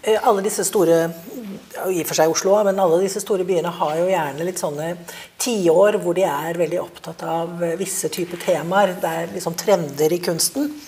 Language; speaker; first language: Norwegian; native; Norwegian